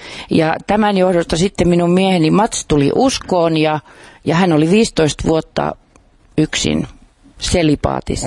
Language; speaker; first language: Finnish; non-native, fluent; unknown